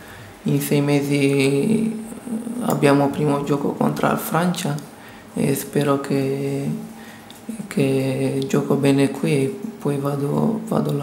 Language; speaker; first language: Italian; non-native, learner; Romanian